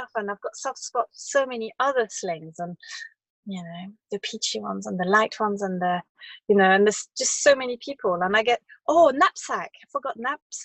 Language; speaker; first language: English; non-native, fluent; French